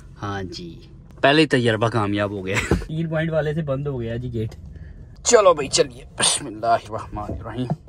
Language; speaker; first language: Urdu; non-native, local second language; Punjabi